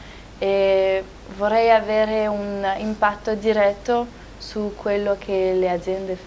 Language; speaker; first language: Italian; non-native, fluent; French